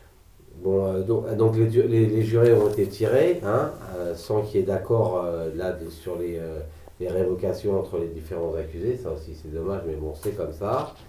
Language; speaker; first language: French; native; French